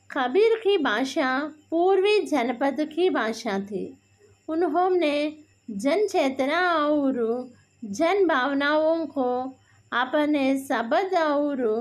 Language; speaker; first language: Hindi; non-native, local second language; Telugu